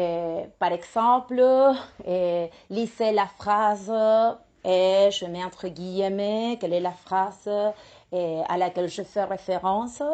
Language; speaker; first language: French; non-native, fluent; Spanish